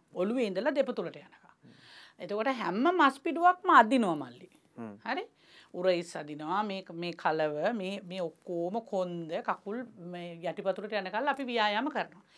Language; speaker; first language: Sinhala; native; Sinhala